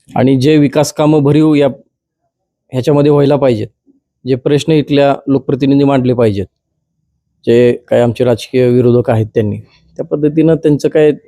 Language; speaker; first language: Marathi; native; Marathi